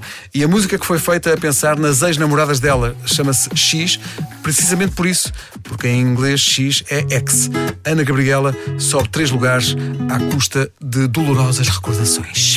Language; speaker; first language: Portuguese; native; Portuguese